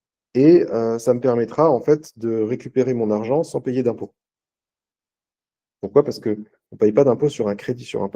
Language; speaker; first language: French; native; French